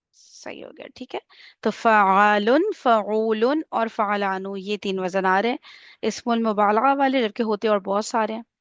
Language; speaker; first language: Urdu; native; Urdu